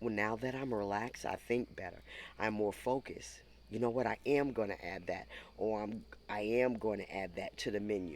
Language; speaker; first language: English; native; English